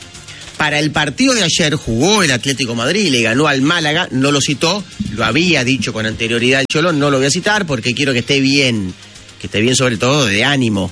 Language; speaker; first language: Spanish; native; Spanish